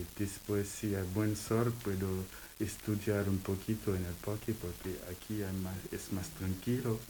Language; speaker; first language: Spanish; non-native, learner; Haitian Creole